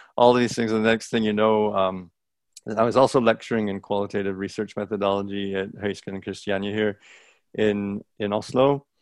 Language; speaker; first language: English; native; English